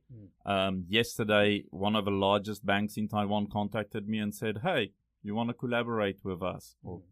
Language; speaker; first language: English; non-native, local second language; Afrikaans